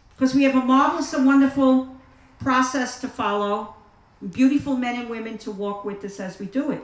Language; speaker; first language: English; native; English